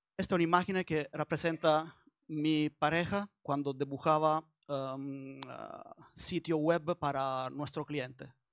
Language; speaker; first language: Spanish; non-native, learner; Italian